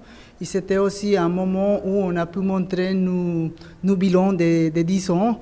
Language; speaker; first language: French; non-native, fluent; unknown